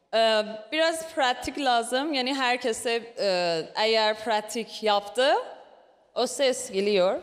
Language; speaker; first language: Turkish; non-native, learner; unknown